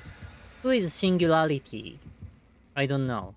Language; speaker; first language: English; non-native, learner; Japanese